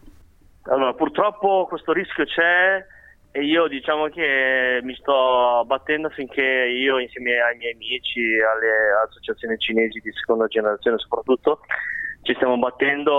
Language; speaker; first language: Italian; early bilingual, other home language; Chinese